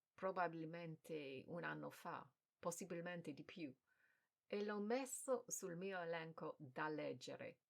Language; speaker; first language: Italian; non-native, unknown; English